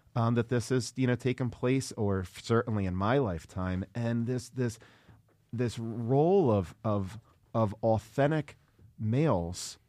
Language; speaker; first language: English; native; English